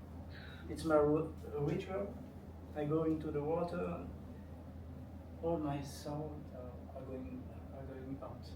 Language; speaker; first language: English; non-native, learner; French